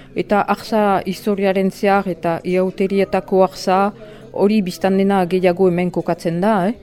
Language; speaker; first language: Basque; non-native, local second language; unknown